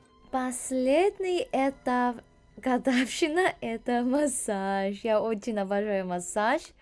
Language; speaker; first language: Russian; non-native, fluent; Korean